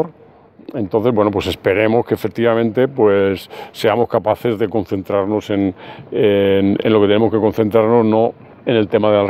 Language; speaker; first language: Spanish; native; Spanish